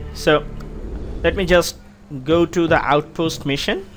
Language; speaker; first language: English; non-native, fluent; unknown